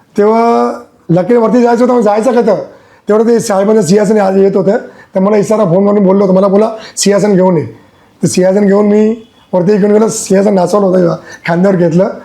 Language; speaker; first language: Marathi; non-native, local second language; Gujarati